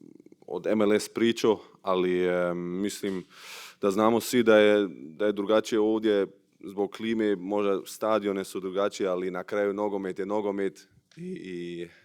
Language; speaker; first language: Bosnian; early bilingual, heritage; Bosnian